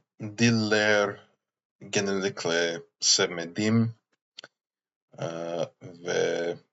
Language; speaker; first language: Turkish; non-native, learner; English